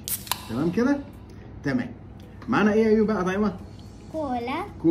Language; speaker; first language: Arabic; native; Arabic